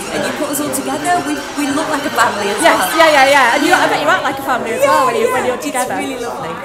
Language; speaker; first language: English; native; English